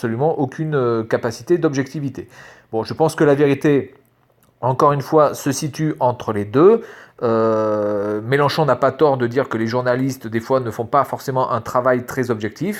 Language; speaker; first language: French; native; French